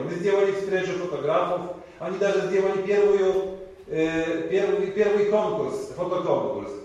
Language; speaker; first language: Russian; non-native, learner; Polish